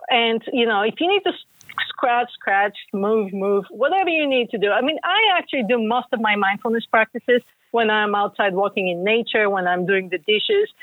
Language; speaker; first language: English; non-native, fluent; Bulgarian